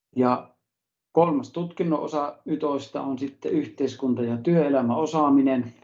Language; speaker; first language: Finnish; native; Finnish